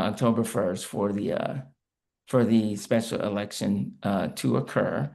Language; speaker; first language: English; native; English